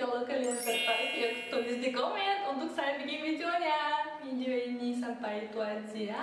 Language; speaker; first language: Indonesian; early bilingual, other home language; Russian